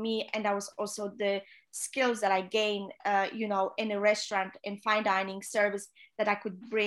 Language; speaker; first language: English; non-native, fluent; Polish